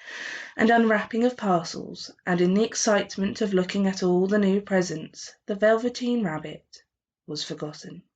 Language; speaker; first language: English; native; English